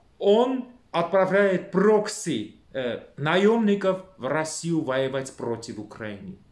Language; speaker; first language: Russian; non-native, local second language; Armenian